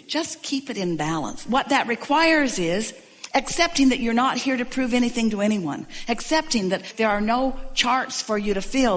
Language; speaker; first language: English; native; English